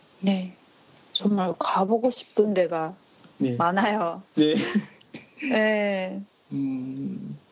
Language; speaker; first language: Korean; non-native, learner; Japanese